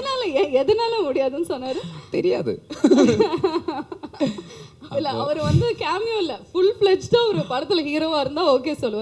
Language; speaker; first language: Tamil; native; Tamil